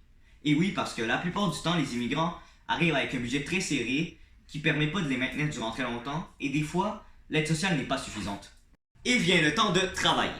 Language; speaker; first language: French; native; French